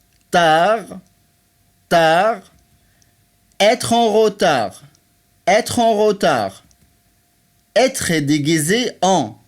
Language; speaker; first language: French; non-native, fluent; Arabic